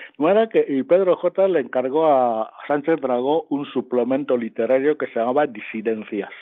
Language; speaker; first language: Spanish; non-native, local second language; Fang